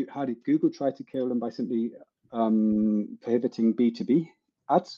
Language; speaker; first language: English; native; English